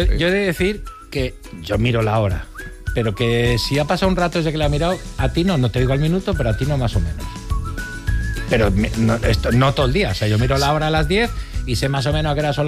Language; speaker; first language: Spanish; native; Spanish